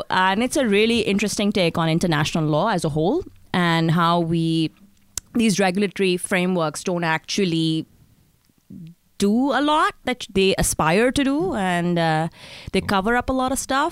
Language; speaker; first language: English; non-native, local second language; Urdu